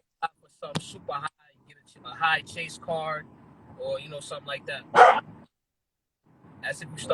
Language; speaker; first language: English; native; English